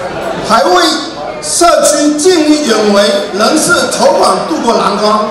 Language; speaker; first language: Chinese; native; Chinese